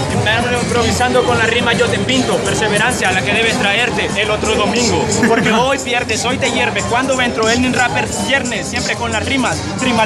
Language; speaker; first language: Spanish; native; Spanish